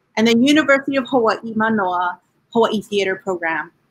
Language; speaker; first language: English; native; English